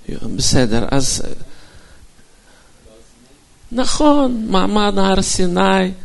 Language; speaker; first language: Hebrew; non-native, fluent; Russian